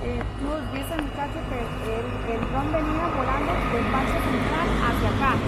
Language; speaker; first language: Spanish; native; Spanish